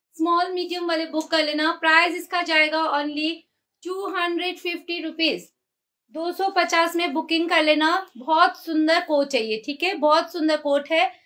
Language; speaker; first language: Hindi; native; Hindi